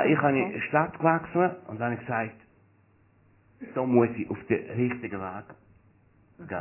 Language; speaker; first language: German; non-native, learner; Italian